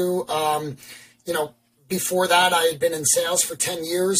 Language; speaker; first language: English; native; English